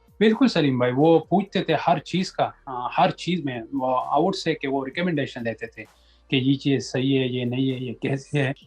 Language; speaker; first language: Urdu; non-native, local second language; Pashto